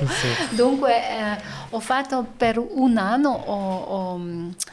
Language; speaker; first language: Italian; non-native, learner; French